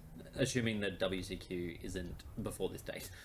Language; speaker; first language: English; native; English